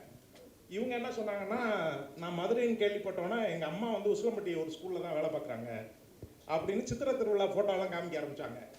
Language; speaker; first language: Tamil; native; Tamil